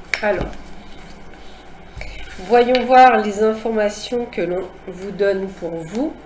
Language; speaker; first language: French; native; French